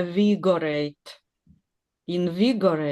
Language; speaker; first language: English; non-native, learner; Russian